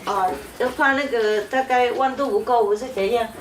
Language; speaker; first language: Chinese; non-native, fluent; Vietnamese